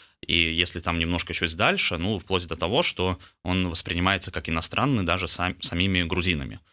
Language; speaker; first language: Russian; native; Russian